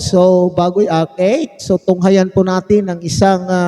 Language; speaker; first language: Filipino; native; Filipino